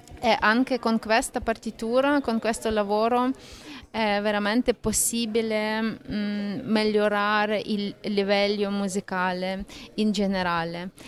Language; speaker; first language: Italian; non-native, fluent; Ukrainian